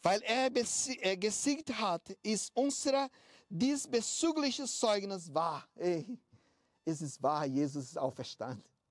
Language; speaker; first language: German; non-native, fluent; Portuguese